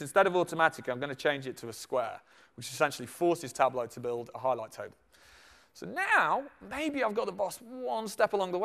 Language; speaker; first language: English; native; English